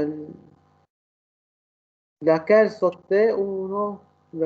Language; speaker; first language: French; non-native, learner; Arabic